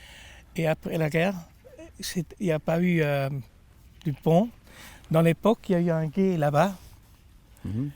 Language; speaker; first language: French; non-native, fluent; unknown